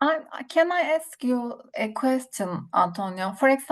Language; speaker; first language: English; non-native, learner; Turkish